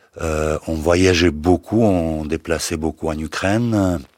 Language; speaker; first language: French; non-native, fluent; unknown